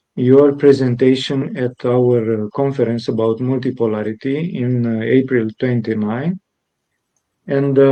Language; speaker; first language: English; non-native, fluent; Romanian